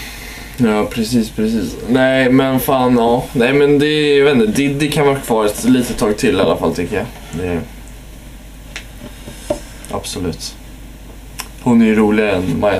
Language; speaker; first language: Swedish; native; Swedish